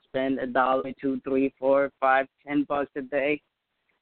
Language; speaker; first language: English; non-native, fluent; Spanish